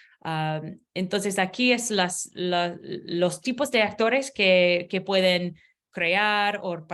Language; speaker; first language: Spanish; non-native, learner; English